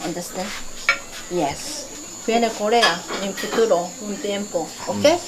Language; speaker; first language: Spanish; non-native, learner; Korean